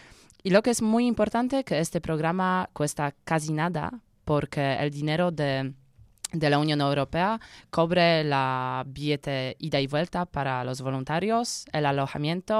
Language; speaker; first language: Spanish; non-native, learner; Polish